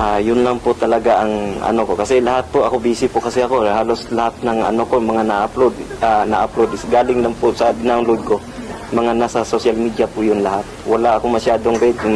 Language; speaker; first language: Filipino; non-native, local second language; Cebuano